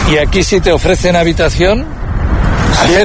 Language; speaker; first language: Spanish; native; Spanish